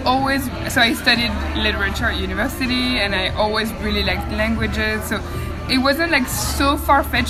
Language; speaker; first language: English; non-native, fluent; French